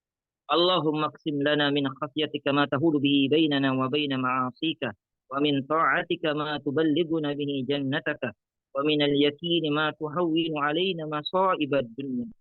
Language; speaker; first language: Arabic; non-native, fluent; Indonesian